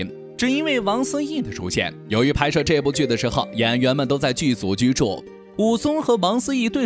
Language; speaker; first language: Chinese; native; Chinese